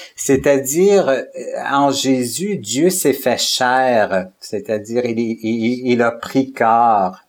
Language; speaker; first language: French; native; French